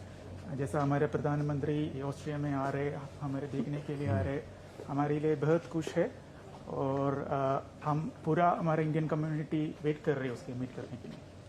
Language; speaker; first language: Hindi; non-native, local second language; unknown